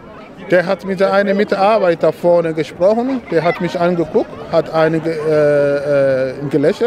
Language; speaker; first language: German; non-native, learner; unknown